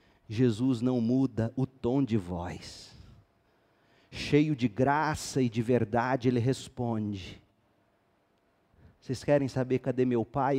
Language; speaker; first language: Portuguese; native; Portuguese